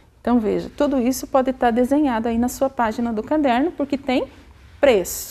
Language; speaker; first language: Portuguese; native; Portuguese